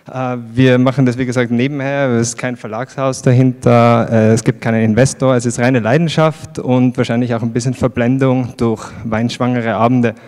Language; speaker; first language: German; native; German